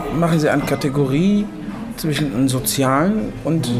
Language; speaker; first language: German; non-native, fluent; Arabic